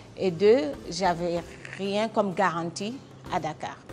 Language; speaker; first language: French; non-native, local second language; Wolof